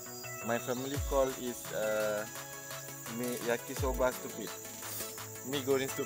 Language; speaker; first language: English; non-native, learner; Malay